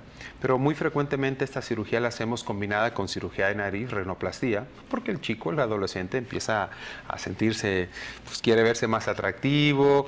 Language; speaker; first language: Spanish; native; Spanish